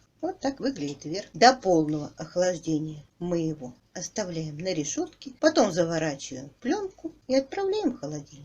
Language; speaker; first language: Russian; native; Russian